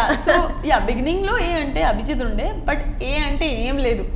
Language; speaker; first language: Telugu; non-native, learner; Gujarati